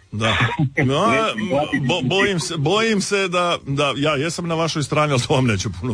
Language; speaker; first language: Serbian; native; Serbian